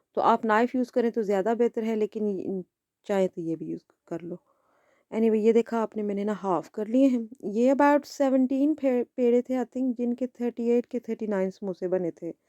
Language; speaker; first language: Hindi; early bilingual, heritage; Hindi